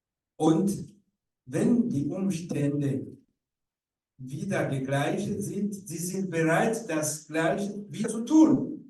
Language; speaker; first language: German; non-native, learner; Rundi